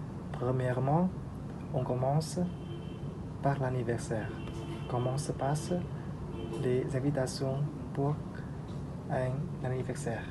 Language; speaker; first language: French; non-native, learner; Vietnamese